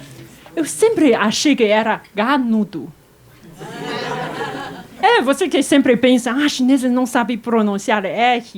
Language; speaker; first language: Portuguese; non-native, fluent; Chinese